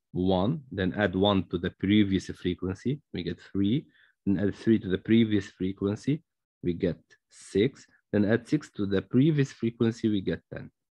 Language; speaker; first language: English; non-native, fluent; Arabic